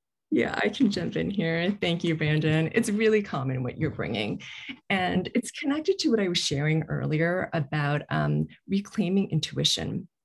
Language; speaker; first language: English; early bilingual, other home language; Korean